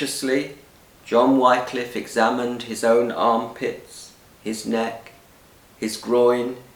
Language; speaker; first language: English; native; English